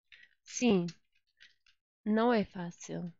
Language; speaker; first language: Portuguese; non-native, fluent; English